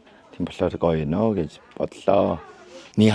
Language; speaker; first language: Mongolian; non-native, fluent; Korean